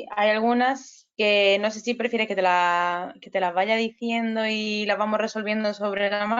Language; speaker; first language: Spanish; native; Spanish